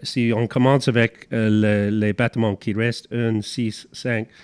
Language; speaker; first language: French; non-native, learner; English